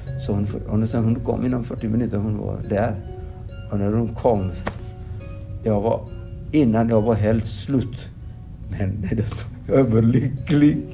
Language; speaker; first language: Swedish; non-native, fluent; Odia